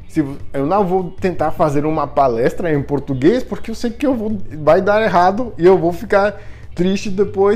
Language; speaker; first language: Portuguese; non-native, fluent; English